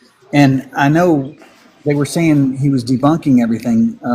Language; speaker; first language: English; native; English